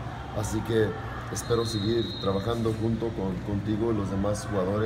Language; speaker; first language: Spanish; native; Spanish